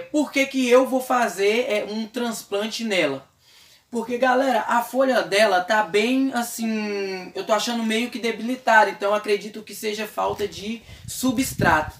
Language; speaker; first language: Portuguese; native; Portuguese